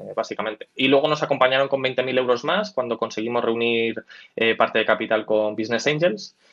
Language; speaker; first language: Spanish; native; Spanish